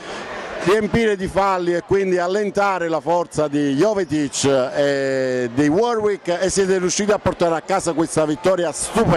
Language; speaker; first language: Italian; native; Italian